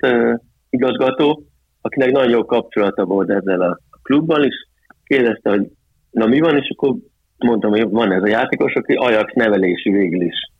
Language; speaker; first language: Hungarian; early bilingual, heritage; Hungarian